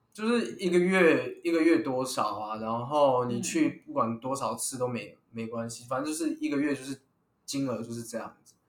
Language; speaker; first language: Chinese; native; Chinese